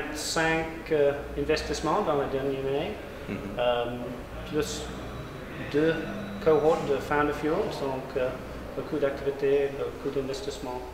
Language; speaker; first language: French; non-native, learner; English